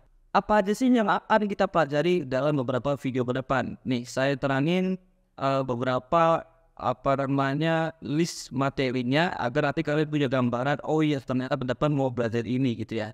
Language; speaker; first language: Indonesian; native; Indonesian